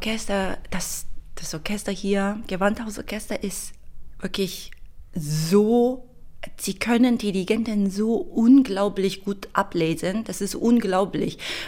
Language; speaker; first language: German; non-native, fluent; Korean